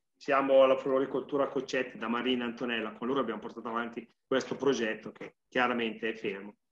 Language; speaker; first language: Italian; native; Italian